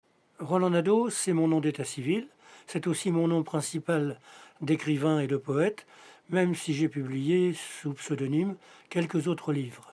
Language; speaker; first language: French; native; French